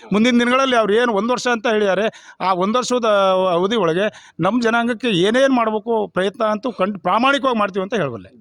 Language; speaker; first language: Kannada; non-native, local second language; Lambadi